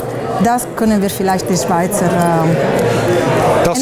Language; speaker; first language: German; non-native, fluent; Italian